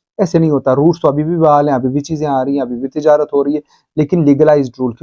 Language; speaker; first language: Urdu; non-native, local second language; Pashto